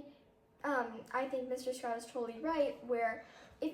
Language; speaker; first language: English; native; English